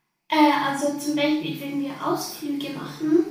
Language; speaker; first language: German; early bilingual, other home language; Arabic